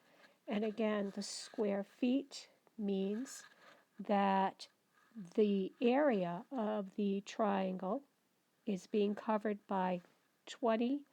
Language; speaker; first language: English; native; English